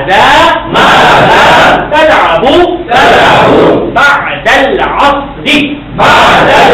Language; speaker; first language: Arabic; non-native, fluent; Bangla